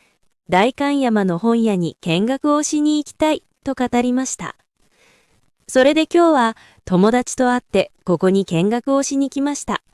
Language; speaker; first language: Japanese; non-native, fluent; Korean